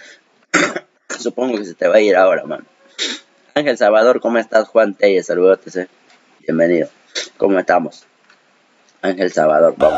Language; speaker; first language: Spanish; native; Spanish